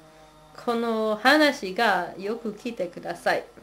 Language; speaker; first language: Japanese; non-native, learner; English